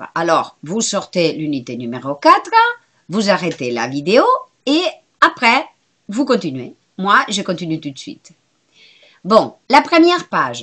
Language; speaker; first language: French; non-native, fluent; Spanish